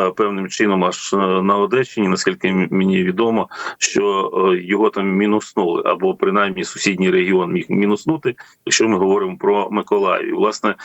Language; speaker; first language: Ukrainian; native; Ukrainian